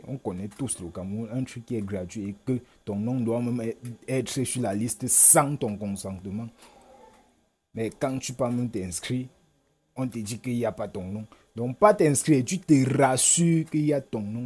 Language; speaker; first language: French; native; French